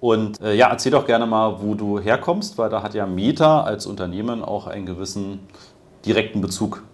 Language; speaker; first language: German; native; German